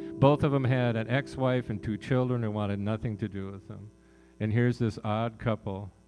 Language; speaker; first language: English; native; English